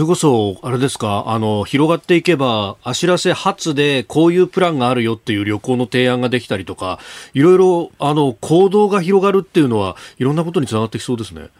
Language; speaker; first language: Japanese; native; Japanese